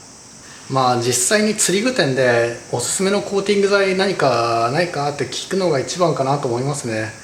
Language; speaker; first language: Japanese; native; Japanese